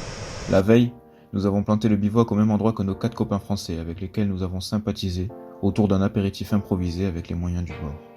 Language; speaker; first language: French; native; French